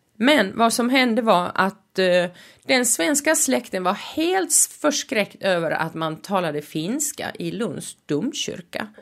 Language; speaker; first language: Swedish; non-native, local second language; Finnish